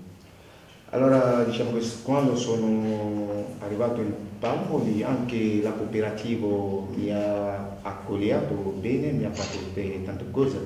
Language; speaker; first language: Italian; non-native, learner; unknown